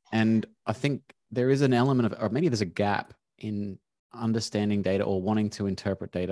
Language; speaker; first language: English; native; English